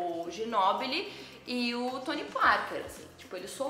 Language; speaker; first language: Portuguese; native; Portuguese